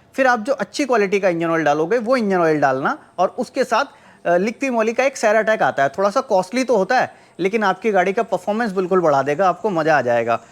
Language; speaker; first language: Hindi; native; Hindi